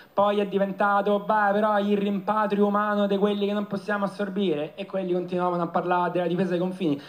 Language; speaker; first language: Italian; native; Italian